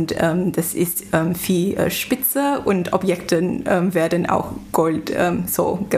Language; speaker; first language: German; non-native, fluent; Chinese